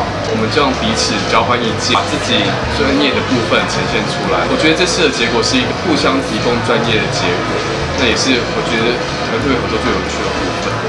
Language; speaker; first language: Chinese; native; Chinese